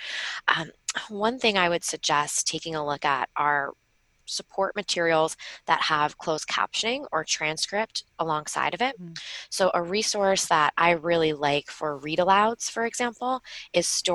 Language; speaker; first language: English; native; English